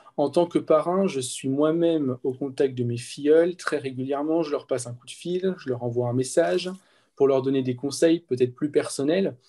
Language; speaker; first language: French; native; French